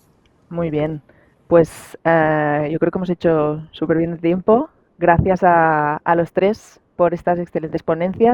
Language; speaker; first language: Spanish; native; Spanish